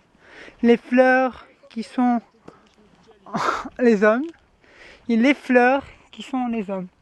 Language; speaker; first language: French; non-native, fluent; Portuguese